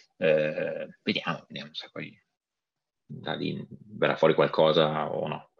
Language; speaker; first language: Italian; native; Italian